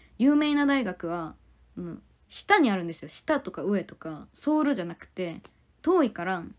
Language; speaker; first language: Japanese; non-native, fluent; Korean